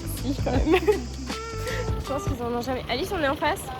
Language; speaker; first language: French; native; French